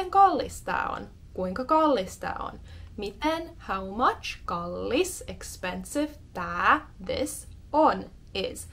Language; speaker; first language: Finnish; non-native, fluent; English